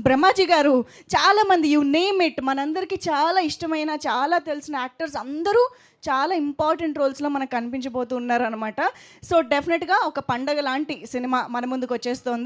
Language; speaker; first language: Telugu; native; Telugu